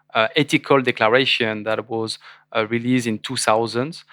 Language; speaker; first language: English; non-native, fluent; French